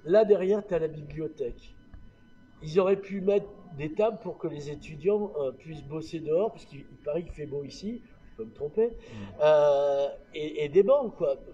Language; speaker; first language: French; native; French